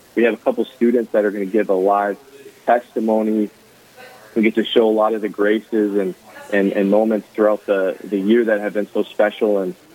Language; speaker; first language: English; native; English